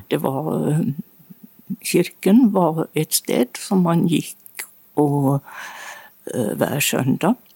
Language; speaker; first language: Swedish; native; Swedish